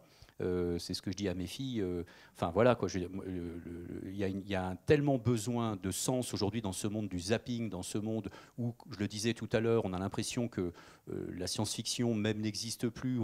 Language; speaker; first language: French; native; French